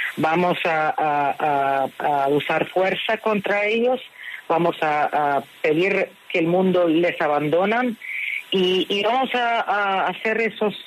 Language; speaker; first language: Spanish; non-native, learner; Arabic